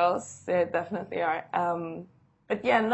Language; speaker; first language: English; non-native, fluent; Swedish